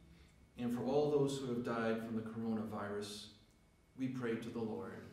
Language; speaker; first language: English; native; English